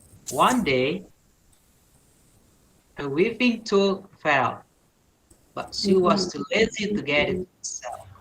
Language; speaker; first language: English; non-native, learner; Indonesian